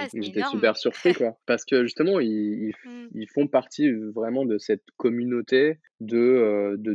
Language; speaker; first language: French; native; French